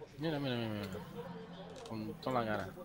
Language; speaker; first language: Spanish; native; Spanish